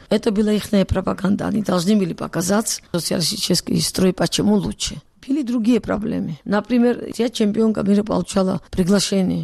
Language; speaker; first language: Russian; non-native, local second language; Georgian